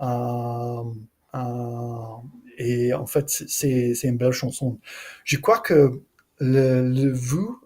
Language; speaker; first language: French; non-native, learner; English